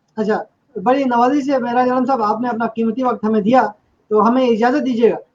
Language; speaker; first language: Urdu; non-native, local second language; Shina